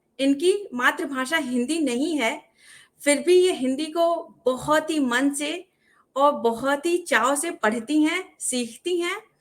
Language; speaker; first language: Hindi; native; Hindi